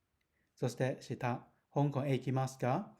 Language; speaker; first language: Japanese; non-native, fluent; Cantonese